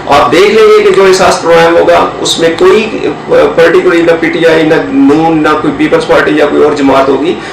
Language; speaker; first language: Urdu; non-native, local second language; Punjabi